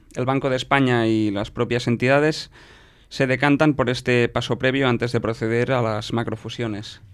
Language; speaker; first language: Spanish; non-native, local second language; Catalan